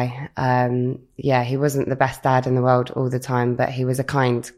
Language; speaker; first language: English; native; English